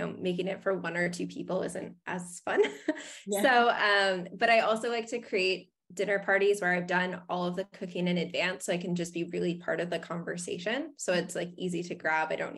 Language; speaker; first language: English; native; English